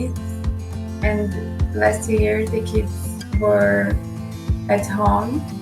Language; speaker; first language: English; non-native, learner; Portuguese